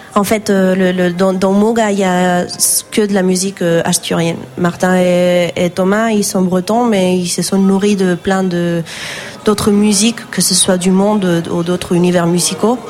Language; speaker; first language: French; non-native, fluent; Asturian